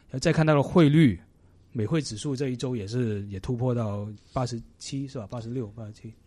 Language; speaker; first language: Chinese; non-native, local second language; Cantonese